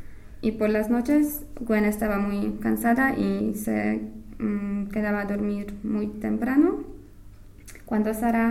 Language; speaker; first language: Spanish; non-native, fluent; English